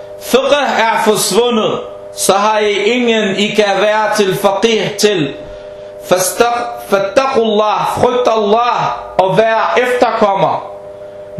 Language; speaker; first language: Danish; early bilingual, heritage; Danish